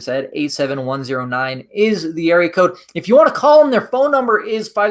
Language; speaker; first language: English; native; English